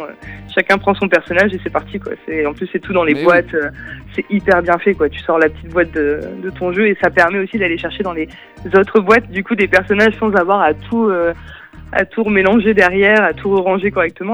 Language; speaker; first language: French; native; French